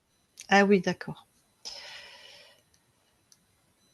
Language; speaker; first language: French; native; French